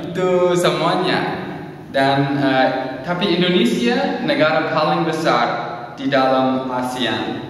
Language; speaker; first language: Indonesian; non-native, learner; English